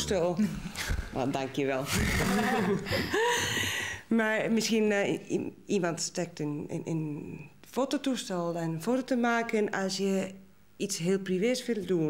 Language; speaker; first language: Dutch; non-native, learner; Spanish